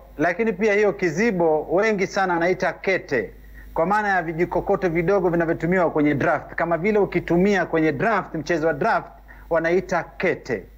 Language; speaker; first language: Swahili; native; Swahili